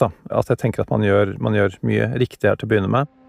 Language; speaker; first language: Norwegian; native; Norwegian